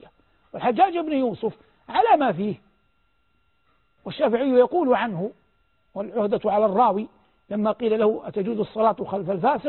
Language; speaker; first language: Arabic; native; Arabic